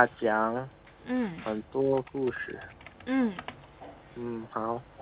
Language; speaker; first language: Chinese; non-native, learner; Korean